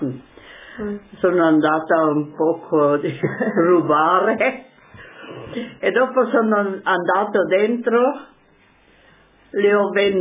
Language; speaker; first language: Italian; non-native, local second language; German